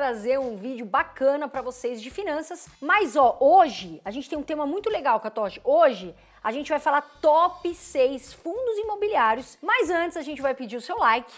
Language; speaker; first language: Portuguese; native; Portuguese